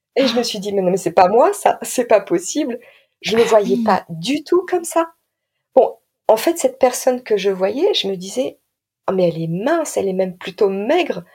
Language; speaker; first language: French; native; French